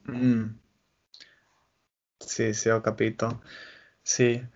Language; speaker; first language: Italian; non-native, learner; English